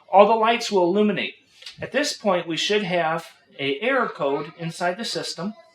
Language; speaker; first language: English; native; English